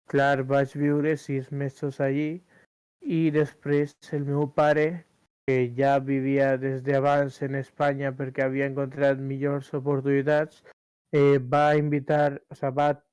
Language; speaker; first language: Catalan; early bilingual, other home language; Urdu